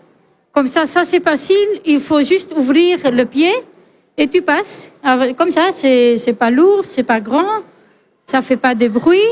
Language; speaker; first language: French; non-native, fluent; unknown